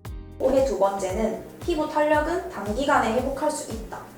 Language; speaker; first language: Korean; native; Korean